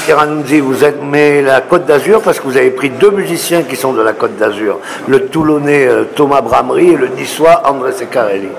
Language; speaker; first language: French; native; French